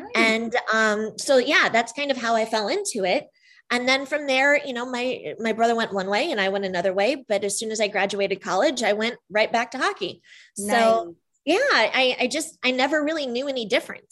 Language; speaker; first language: English; native; English